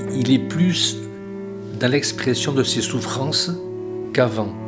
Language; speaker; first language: French; native; French